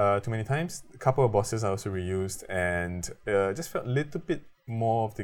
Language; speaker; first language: English; native; English